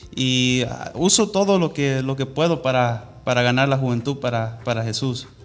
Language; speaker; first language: Spanish; early bilingual, heritage; Spanish